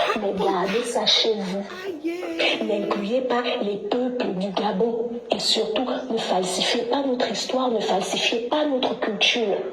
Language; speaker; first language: French; native; French